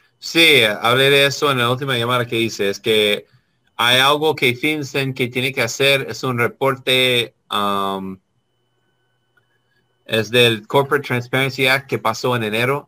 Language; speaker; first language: Spanish; non-native, learner; English